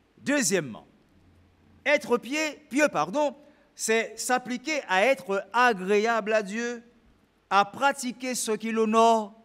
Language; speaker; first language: French; native; French